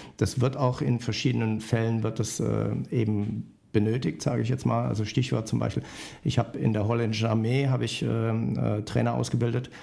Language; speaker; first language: German; native; German